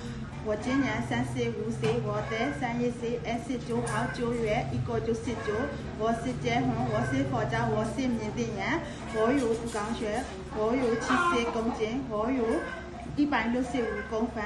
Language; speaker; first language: Chinese; non-native, learner; Burmese